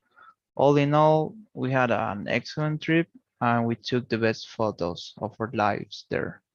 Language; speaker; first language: English; non-native, learner; Spanish